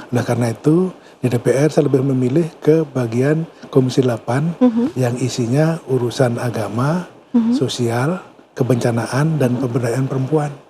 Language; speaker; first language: Indonesian; native; Indonesian